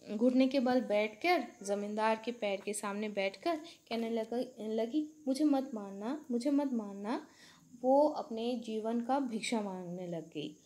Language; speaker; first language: Hindi; non-native, local second language; Bangla